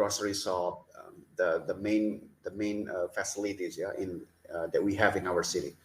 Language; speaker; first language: English; non-native, learner; Indonesian